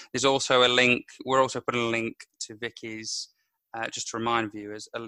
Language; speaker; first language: English; native; English